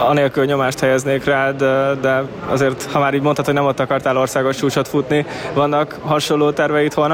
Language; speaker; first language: Hungarian; native; Hungarian